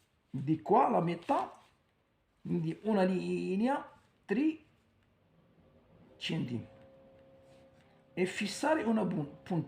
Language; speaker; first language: Italian; non-native, learner; Arabic